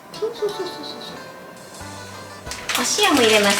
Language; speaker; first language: Japanese; native; Japanese